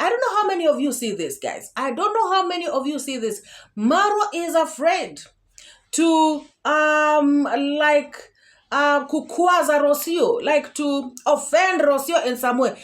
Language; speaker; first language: English; non-native, local second language; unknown